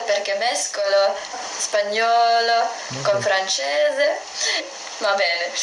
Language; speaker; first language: Italian; non-native, learner; English